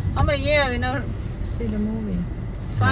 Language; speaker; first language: English; non-native, learner; Chinese